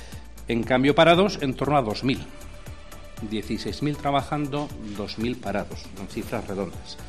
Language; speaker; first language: Spanish; native; Spanish